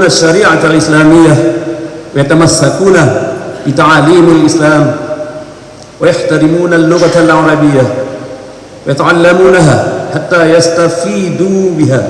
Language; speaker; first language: Arabic; non-native, fluent; Indonesian